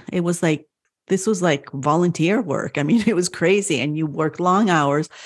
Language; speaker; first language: English; early bilingual, other home language; French